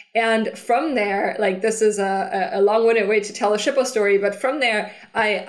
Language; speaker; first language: English; non-native, fluent; German